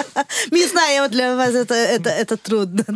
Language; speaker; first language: Russian; non-native, learner; Portuguese